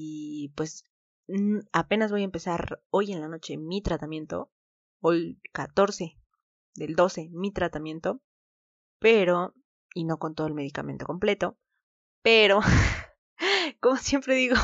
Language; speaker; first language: Spanish; native; Spanish